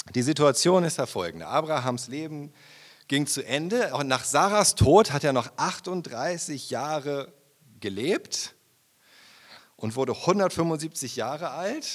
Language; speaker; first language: German; native; German